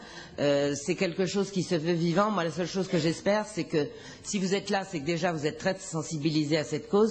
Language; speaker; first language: French; native; French